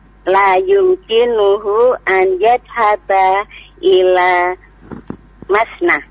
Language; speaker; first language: Arabic; non-native, learner; Indonesian